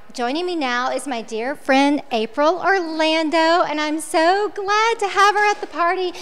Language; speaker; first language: English; native; English